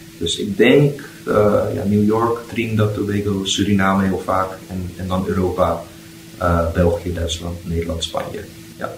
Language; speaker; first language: Dutch; native; Dutch